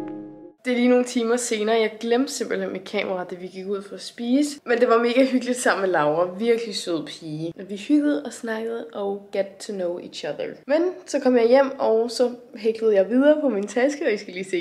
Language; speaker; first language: Danish; native; Danish